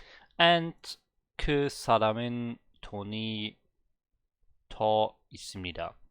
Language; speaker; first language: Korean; non-native, learner; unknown